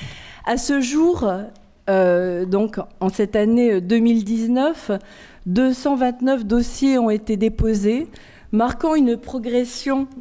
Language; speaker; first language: French; native; French